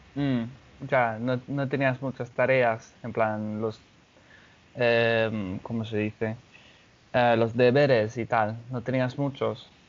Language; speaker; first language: Spanish; non-native, fluent; English